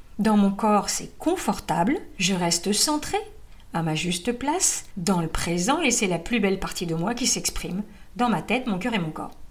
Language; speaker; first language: French; native; French